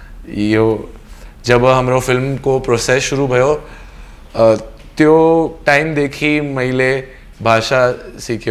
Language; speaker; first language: Nepali; non-native, learner; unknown